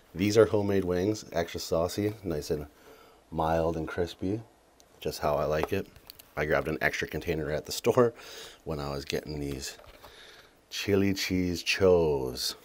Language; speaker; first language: English; native; English